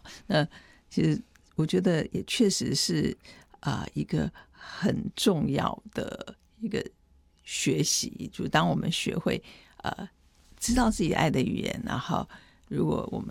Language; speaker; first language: Chinese; native; Chinese